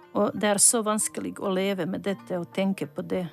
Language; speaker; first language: Norwegian; non-native, learner; Bosnian